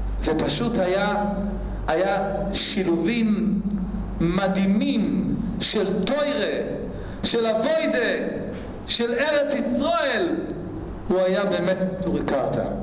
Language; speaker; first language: Hebrew; native; Hebrew